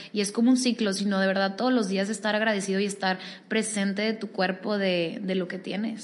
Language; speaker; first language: Spanish; native; Spanish